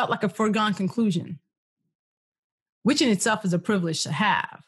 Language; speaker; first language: English; non-native, local second language; Yoruba